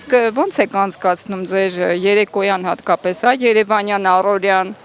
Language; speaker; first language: Armenian; native; Armenian